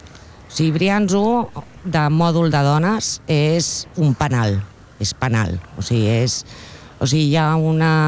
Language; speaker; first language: Catalan; non-native, local second language; Spanish